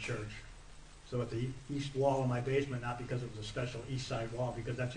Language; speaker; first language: English; native; English